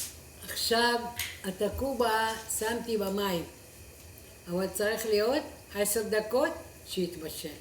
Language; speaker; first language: Hebrew; non-native, fluent; Arabic